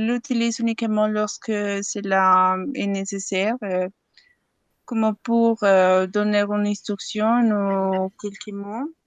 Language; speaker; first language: French; non-native, learner; Spanish